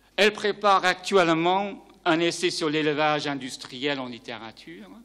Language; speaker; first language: French; native; French